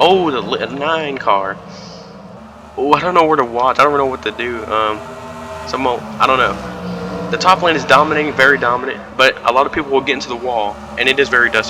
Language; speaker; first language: English; native; English